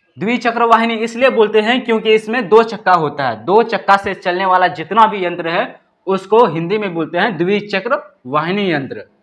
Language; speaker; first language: Hindi; native; Hindi